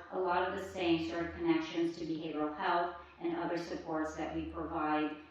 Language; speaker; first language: English; early bilingual, other home language; French